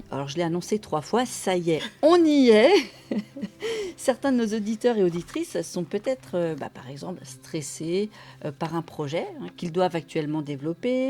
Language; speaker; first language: French; native; French